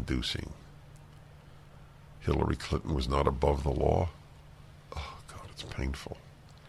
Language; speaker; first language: English; native; English